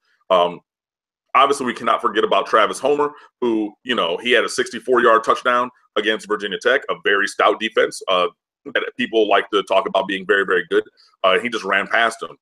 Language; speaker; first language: English; native; English